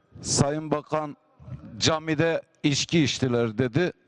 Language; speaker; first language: Turkish; native; Turkish